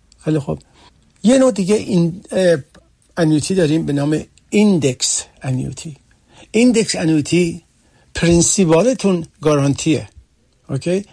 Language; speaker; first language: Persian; early bilingual, heritage; Persian